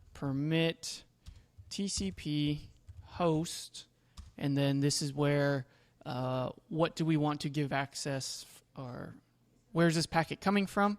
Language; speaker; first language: English; native; English